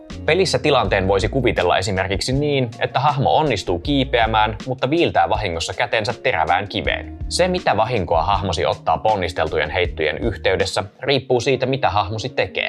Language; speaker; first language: Finnish; native; Finnish